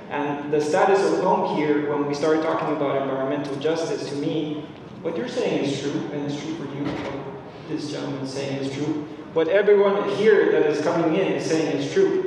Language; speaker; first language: English; non-native, fluent; Spanish